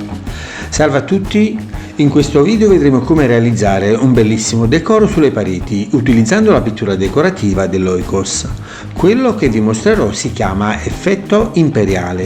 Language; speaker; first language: Italian; native; Italian